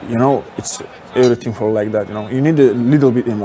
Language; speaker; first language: English; non-native, learner; Russian